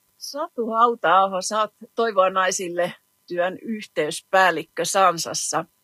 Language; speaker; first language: Finnish; native; Finnish